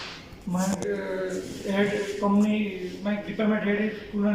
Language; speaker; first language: English; non-native, learner; Gujarati